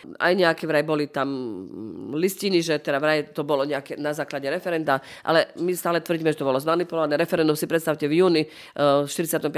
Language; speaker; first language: Slovak; non-native, local second language; Rusyn